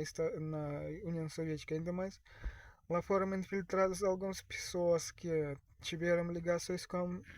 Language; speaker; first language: Portuguese; non-native, learner; Russian